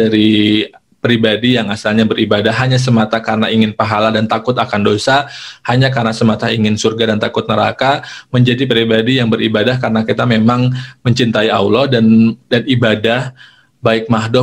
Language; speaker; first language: Indonesian; native; Indonesian